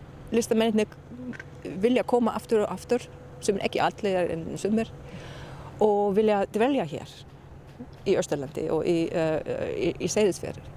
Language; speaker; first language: Icelandic; non-native, learner; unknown